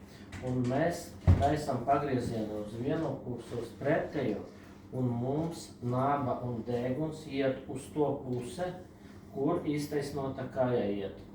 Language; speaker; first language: Latvian; non-native, local second language; Russian